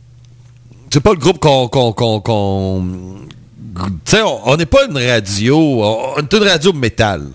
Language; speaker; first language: French; native; French